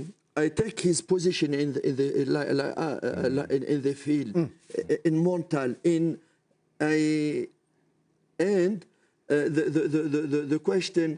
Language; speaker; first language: English; non-native, learner; French